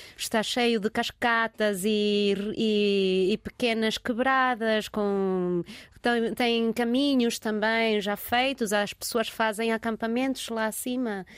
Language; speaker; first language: Portuguese; early bilingual, heritage; Portuguese